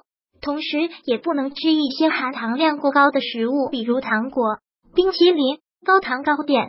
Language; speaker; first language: Chinese; native; Chinese